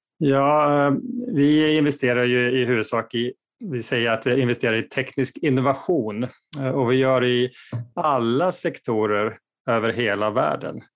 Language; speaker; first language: Swedish; native; Swedish